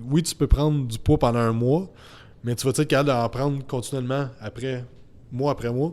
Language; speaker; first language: French; native; French